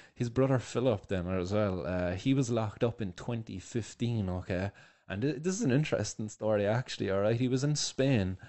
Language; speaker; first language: English; native; English